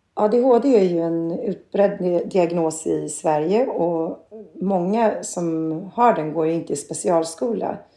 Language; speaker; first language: Swedish; native; Swedish